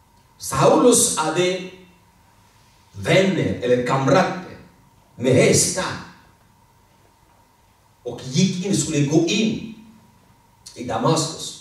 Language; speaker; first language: Swedish; non-native, fluent; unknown